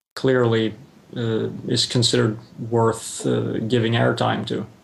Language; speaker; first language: English; non-native, fluent; Swedish